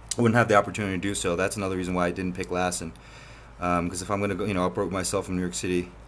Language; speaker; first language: English; native; English